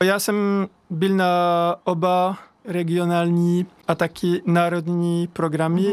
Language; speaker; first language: Czech; non-native, learner; French